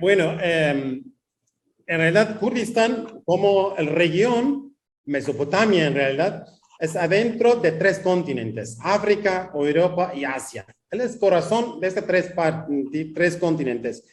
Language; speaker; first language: Spanish; non-native, fluent; Kurdish